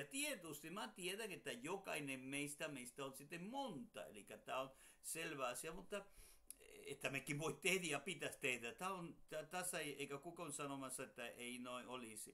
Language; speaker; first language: Finnish; non-native, fluent; Spanish